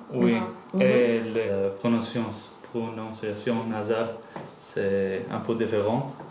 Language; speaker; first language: French; non-native, learner; Arabic